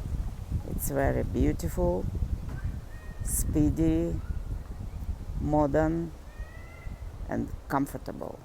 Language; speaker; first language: English; non-native, fluent; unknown